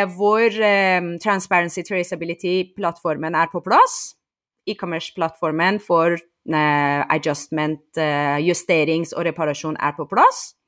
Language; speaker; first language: Norwegian; non-native, fluent; Persian